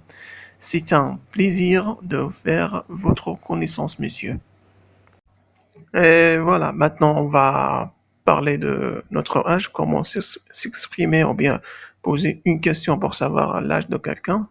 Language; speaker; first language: French; non-native, fluent; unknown